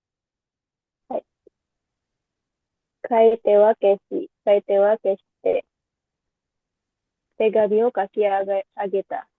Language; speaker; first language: Japanese; non-native, learner; Indonesian